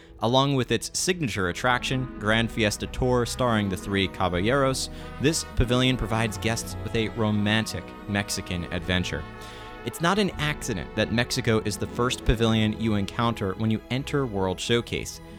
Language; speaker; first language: English; native; English